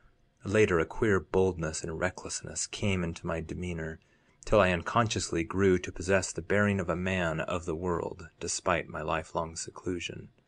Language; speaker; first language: English; native; English